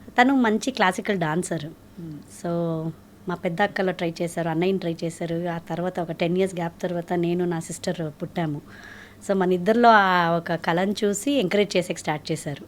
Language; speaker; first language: Telugu; native; Telugu